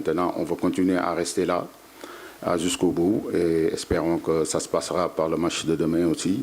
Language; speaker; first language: French; non-native, local second language; Wolof